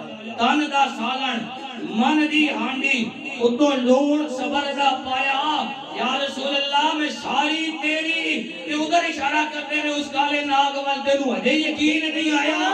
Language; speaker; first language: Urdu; non-native, local second language; Punjabi